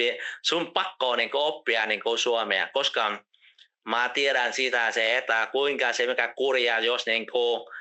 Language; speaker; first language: Finnish; non-native, fluent; Vietnamese